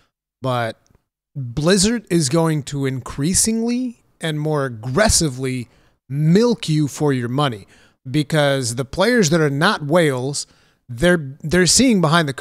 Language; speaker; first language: English; native; English